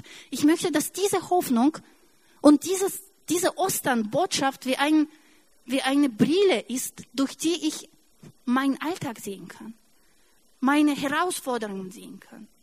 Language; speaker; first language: German; non-native, fluent; Russian